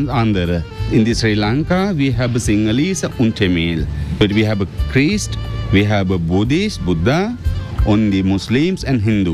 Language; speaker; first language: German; non-native, learner; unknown